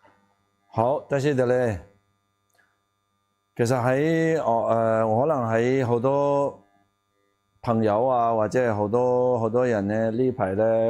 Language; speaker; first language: Cantonese; non-native, learner; Tibetan